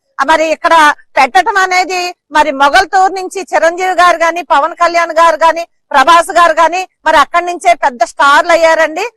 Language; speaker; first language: Telugu; native; Telugu